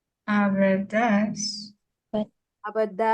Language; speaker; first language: German; non-native, learner; Filipino